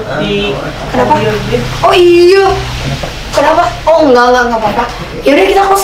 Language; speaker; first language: Indonesian; native; Indonesian